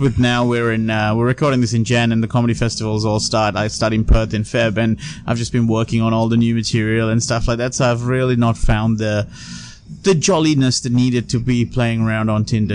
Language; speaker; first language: English; non-native, local second language; Sinhala